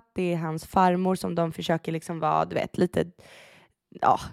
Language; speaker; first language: Swedish; early bilingual, other home language; Persian